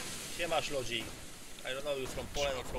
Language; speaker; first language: English; non-native, learner; Polish